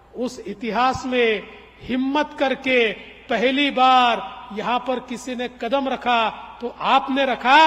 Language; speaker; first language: Hindi; non-native, local second language; Marathi